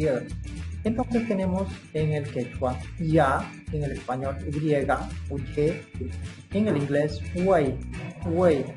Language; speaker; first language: Spanish; non-native, local second language; Quechua